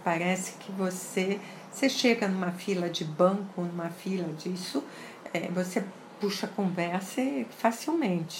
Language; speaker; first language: Portuguese; early bilingual, other home language; French